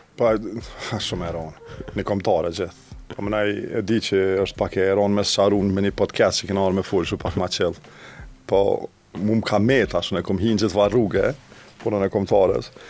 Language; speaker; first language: Albanian; native; Albanian